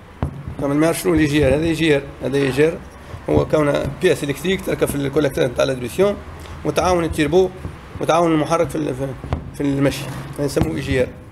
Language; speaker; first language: Arabic; native; Arabic